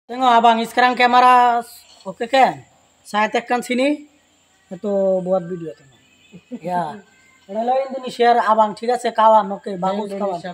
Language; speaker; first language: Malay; non-native, learner; Bangla